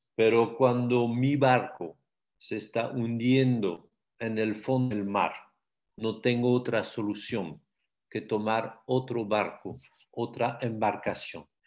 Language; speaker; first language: Spanish; non-native, fluent; French